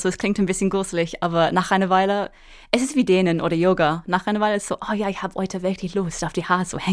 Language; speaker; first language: German; non-native, fluent; English